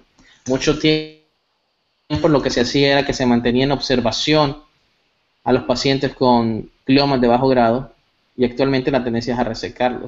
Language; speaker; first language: Spanish; native; Spanish